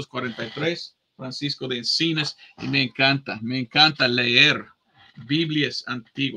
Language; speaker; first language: Spanish; non-native, fluent; English